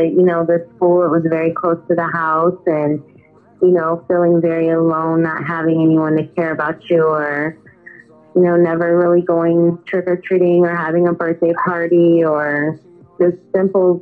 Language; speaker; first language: English; native; English